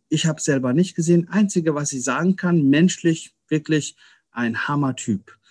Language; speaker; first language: German; early bilingual, other home language; Persian